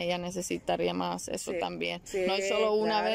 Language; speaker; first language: Spanish; non-native, learner; Finnish